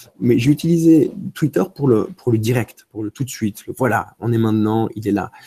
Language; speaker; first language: French; early bilingual, other home language; Romanian